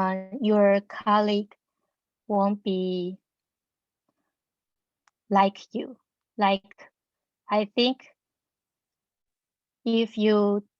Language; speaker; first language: English; non-native, learner; Chinese